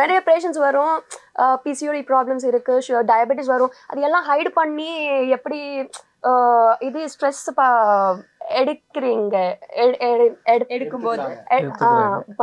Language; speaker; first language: Tamil; non-native, learner; Telugu